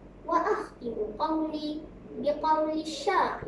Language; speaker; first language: Arabic; non-native, learner; Malay